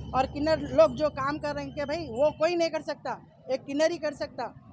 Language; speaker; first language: Hindi; non-native, local second language; Urdu